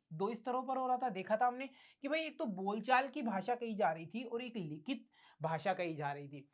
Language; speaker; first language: Hindi; native; Hindi